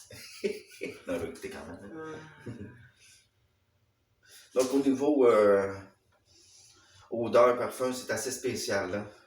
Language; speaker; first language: French; native; French